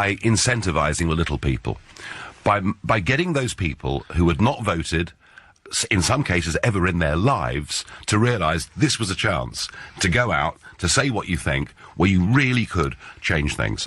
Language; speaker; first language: English; native; English